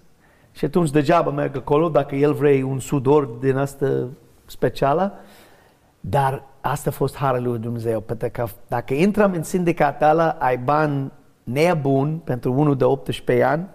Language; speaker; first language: Romanian; non-native, learner; English